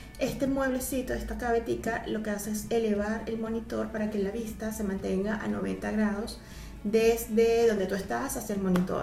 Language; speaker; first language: Spanish; native; Spanish